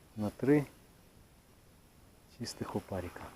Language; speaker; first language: Ukrainian; native; Ukrainian